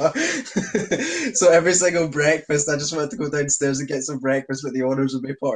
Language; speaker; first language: English; native; English